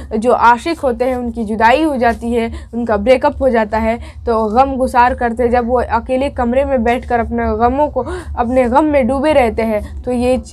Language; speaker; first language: Hindi; native; Hindi